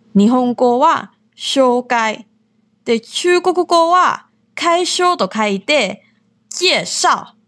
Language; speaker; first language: Japanese; non-native, fluent; Chinese